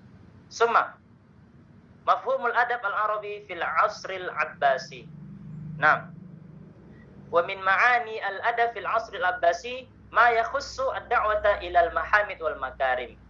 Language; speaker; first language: Arabic; non-native, learner; Indonesian